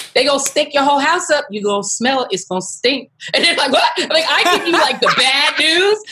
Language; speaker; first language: English; native; English